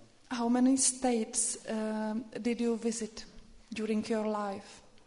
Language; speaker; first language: English; non-native, fluent; Czech